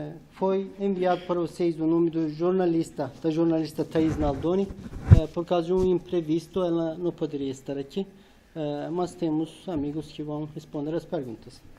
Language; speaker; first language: Portuguese; non-native, fluent; Turkish